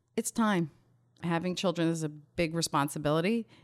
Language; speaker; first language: English; native; English